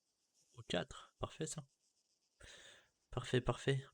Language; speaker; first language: French; native; French